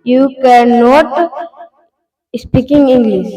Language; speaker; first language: English; non-native, learner; Hindi